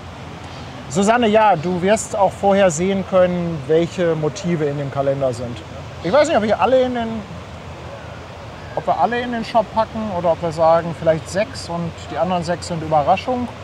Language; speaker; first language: German; native; German